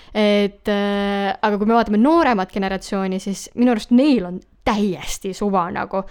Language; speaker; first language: Estonian; native; Estonian